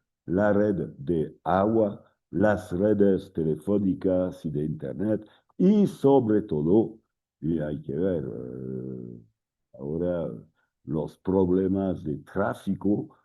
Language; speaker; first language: Spanish; non-native, fluent; French